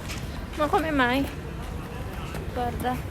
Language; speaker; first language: Italian; early bilingual, other home language; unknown